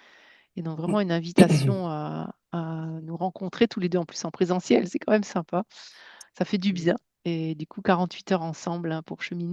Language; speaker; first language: French; native; French